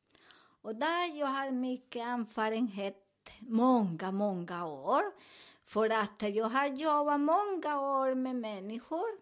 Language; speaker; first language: Swedish; non-native, fluent; Spanish